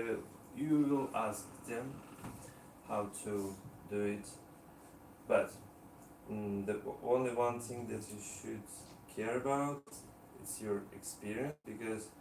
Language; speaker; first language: English; non-native, learner; Russian